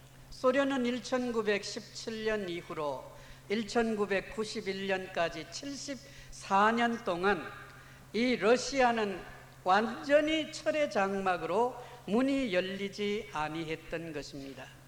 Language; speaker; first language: Korean; native; Korean